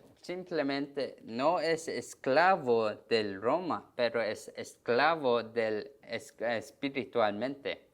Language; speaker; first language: Spanish; non-native, learner; Korean